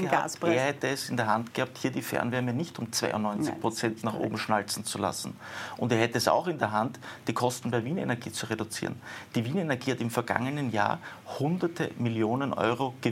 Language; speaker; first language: German; native; German